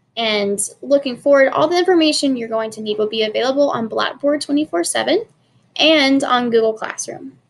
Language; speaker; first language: English; native; English